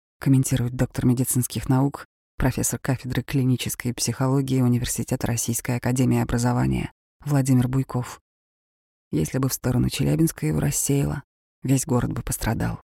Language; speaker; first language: Russian; native; Russian